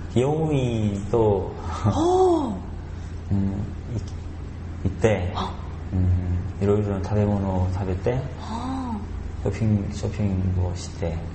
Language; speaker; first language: Japanese; non-native, learner; Korean